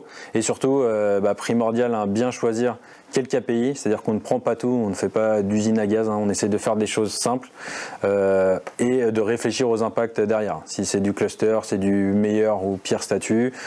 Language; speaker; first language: French; native; French